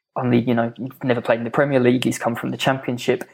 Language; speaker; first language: English; native; English